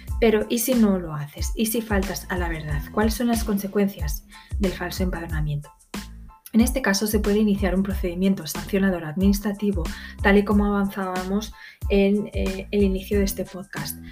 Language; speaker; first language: Spanish; native; Spanish